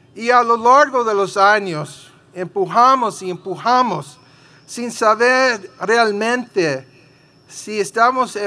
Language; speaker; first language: Spanish; early bilingual, heritage; Spanish